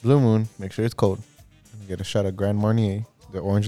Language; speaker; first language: English; native; English